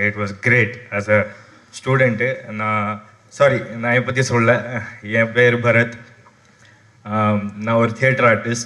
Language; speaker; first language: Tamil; non-native, local second language; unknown